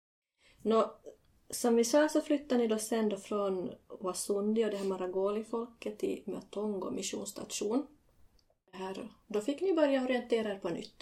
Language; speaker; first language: Swedish; native; Swedish